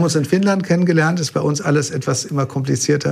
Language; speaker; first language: German; native; German